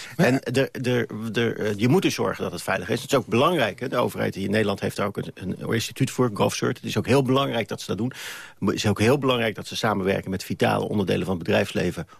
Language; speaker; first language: Dutch; native; Dutch